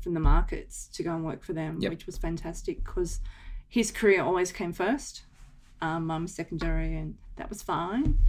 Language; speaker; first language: English; native; English